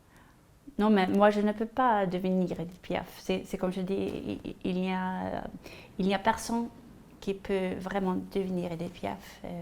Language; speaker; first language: French; non-native, fluent; Swedish